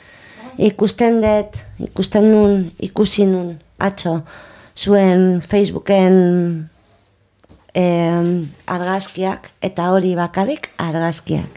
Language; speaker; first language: Basque; non-native, local second language; Spanish